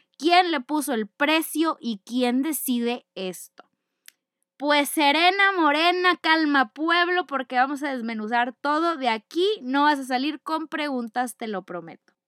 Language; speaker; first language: Spanish; native; Spanish